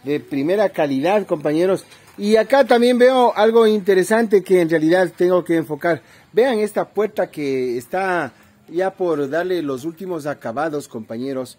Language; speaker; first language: Spanish; native; Spanish